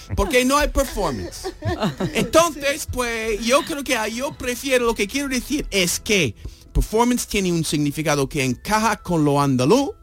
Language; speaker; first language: Spanish; non-native, fluent; English